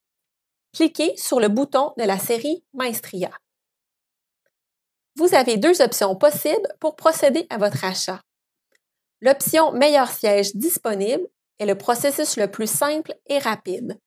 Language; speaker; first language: French; native; French